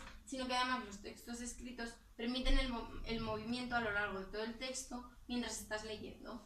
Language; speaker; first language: Spanish; native; Spanish